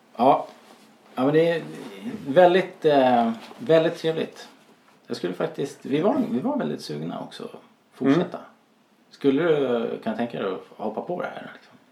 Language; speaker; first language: Swedish; native; Swedish